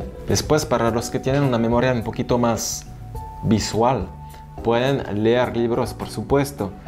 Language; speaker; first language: Spanish; non-native, fluent; French